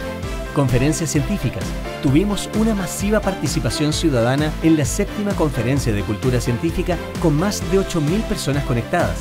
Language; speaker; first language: Spanish; native; Spanish